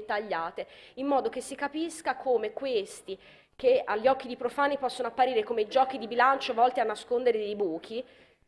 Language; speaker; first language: Italian; native; Italian